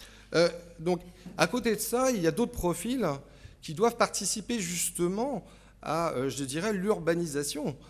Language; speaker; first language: French; native; French